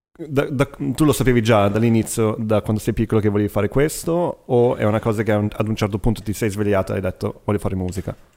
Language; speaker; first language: Italian; native; Italian